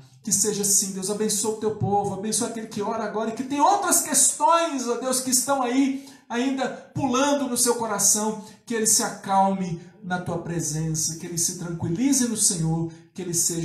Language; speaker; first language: Portuguese; native; Portuguese